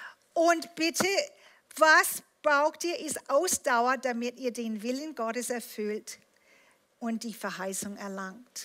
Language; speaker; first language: German; non-native, fluent; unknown